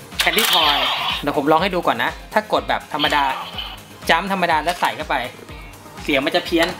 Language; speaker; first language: Thai; native; Thai